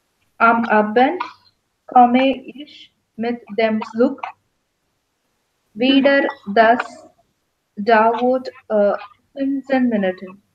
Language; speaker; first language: German; non-native, learner; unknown